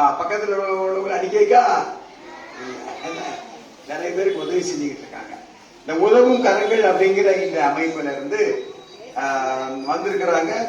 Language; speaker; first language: Tamil; native; Tamil